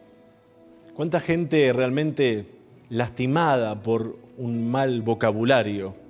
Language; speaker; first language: Spanish; native; Spanish